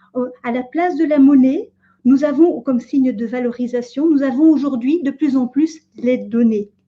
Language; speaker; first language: French; native; French